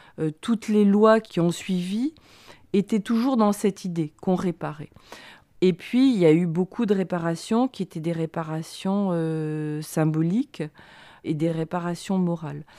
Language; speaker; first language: French; native; French